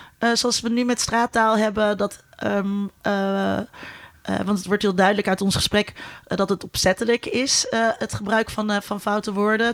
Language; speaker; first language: Dutch; native; Dutch